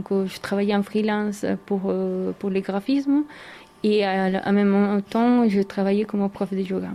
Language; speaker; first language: French; non-native, fluent; Spanish